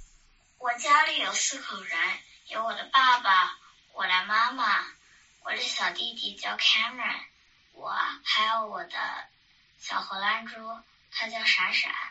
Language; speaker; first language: Chinese; early bilingual, other home language; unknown